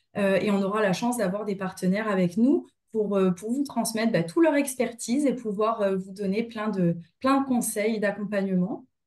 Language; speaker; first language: French; native; French